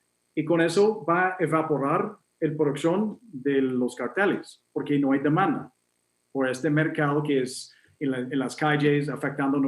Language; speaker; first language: Spanish; non-native, fluent; English